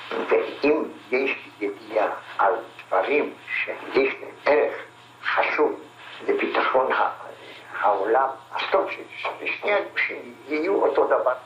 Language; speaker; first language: Hebrew; non-native, fluent; Polish